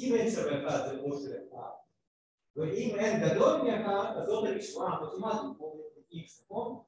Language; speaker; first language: Hebrew; non-native, fluent; Russian